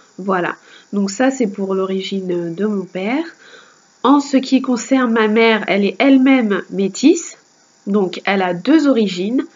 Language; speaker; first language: French; native; French